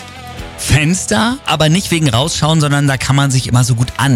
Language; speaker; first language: German; native; German